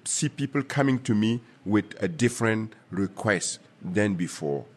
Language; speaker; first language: English; non-native, fluent; Mossi